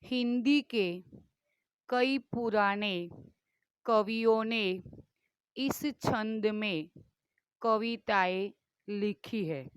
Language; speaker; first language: Hindi; non-native, local second language; Gujarati